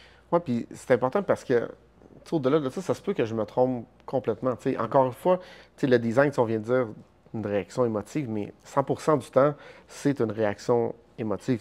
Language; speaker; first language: French; native; French